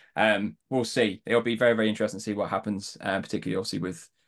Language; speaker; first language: English; native; English